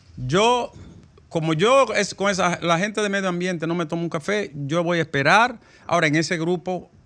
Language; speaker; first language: Spanish; native; Spanish